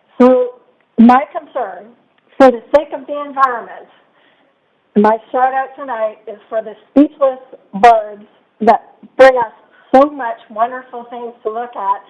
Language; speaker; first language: English; native; English